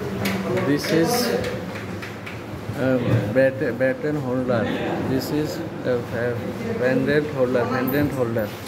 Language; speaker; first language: English; non-native, learner; Bangla